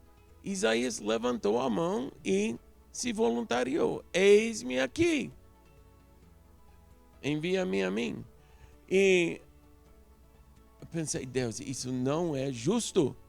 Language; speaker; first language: Portuguese; non-native, local second language; English